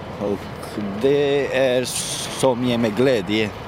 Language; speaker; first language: Swedish; non-native, fluent; Romanian